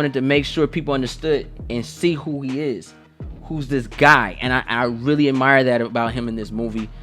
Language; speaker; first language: English; native; English